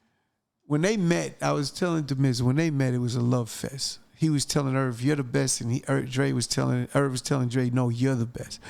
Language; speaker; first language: English; native; English